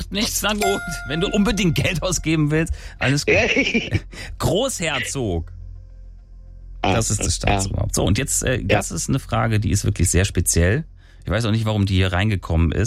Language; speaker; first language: German; native; German